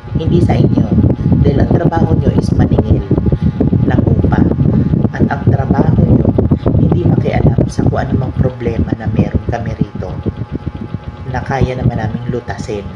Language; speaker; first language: Filipino; native; Filipino